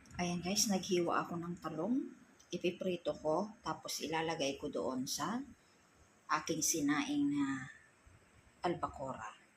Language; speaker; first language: Filipino; non-native, local second language; Iloko